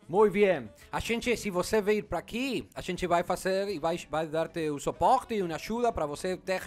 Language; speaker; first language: Portuguese; non-native, learner; Spanish